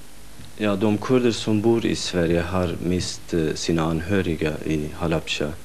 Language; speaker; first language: Swedish; non-native, fluent; Kurdish